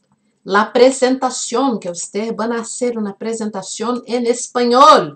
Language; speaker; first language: Spanish; non-native, fluent; Portuguese